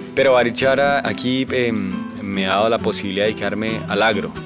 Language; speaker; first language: Spanish; native; Spanish